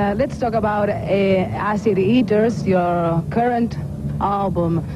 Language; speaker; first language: English; non-native, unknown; Spanish